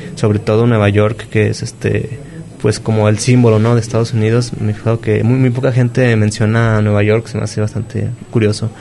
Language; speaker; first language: Spanish; native; Spanish